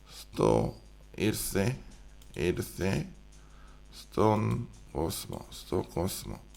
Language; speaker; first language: Greek; non-native, learner; Korean